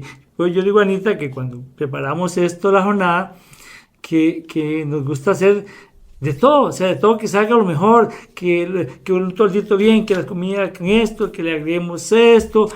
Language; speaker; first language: Spanish; native; Spanish